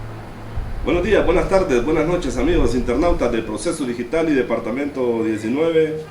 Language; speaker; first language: Spanish; native; Spanish